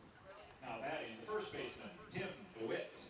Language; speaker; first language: English; native; English